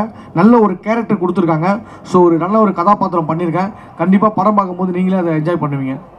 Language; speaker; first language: Tamil; native; Tamil